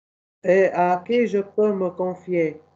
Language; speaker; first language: French; non-native, learner; Arabic